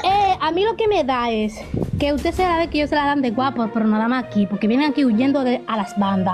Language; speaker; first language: Spanish; native; Spanish